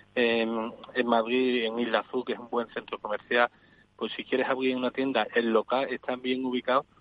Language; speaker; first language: Spanish; native; Spanish